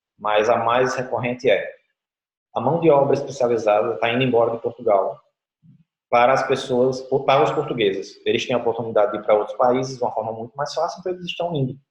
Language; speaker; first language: Portuguese; native; Portuguese